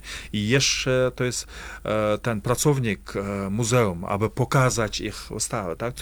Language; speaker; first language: Polish; non-native, fluent; Kazakh